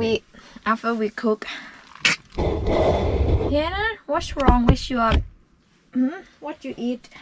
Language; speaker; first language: English; non-native, learner; Thai